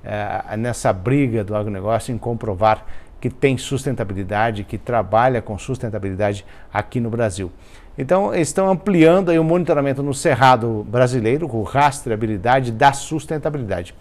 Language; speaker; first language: Portuguese; native; Portuguese